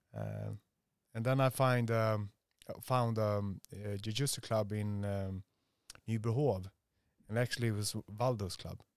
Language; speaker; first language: English; non-native, fluent; Swedish